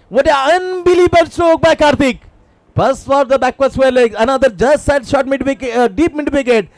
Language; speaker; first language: English; non-native, local second language; Marathi